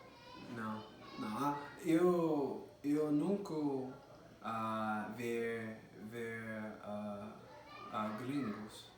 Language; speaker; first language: Portuguese; non-native, learner; English